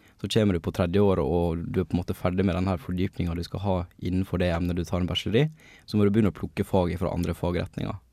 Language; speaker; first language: Norwegian; native; Norwegian